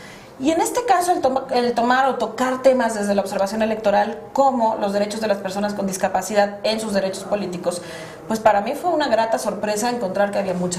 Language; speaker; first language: Spanish; native; Spanish